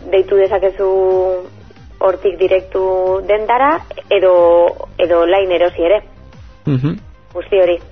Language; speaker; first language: Basque; non-native, local second language; Spanish